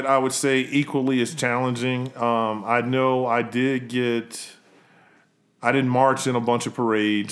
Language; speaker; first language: English; native; English